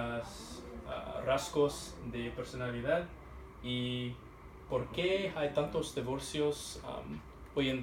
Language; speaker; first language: Spanish; non-native, learner; English